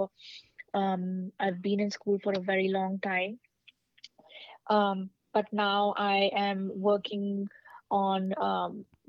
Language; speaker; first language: English; non-native, local second language; Hindi